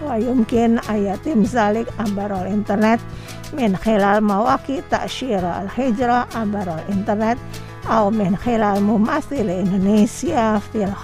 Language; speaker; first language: Arabic; non-native, fluent; Indonesian